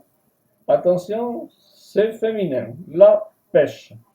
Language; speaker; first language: French; non-native, fluent; Spanish